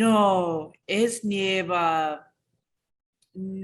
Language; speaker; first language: Spanish; non-native, learner; English